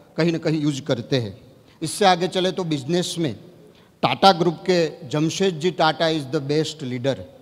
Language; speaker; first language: Hindi; non-native, local second language; Gujarati